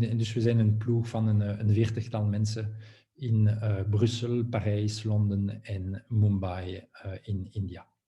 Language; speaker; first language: Dutch; non-native, local second language; French